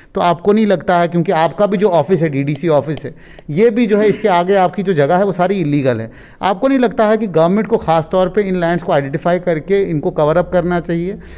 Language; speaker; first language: Hindi; non-native, local second language; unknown